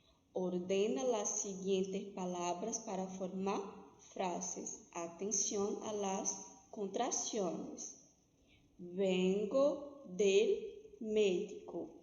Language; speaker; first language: Spanish; non-native, fluent; Portuguese